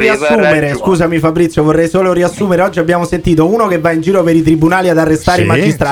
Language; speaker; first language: Italian; native; Italian